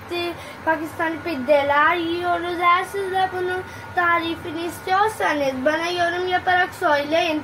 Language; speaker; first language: Turkish; non-native, fluent; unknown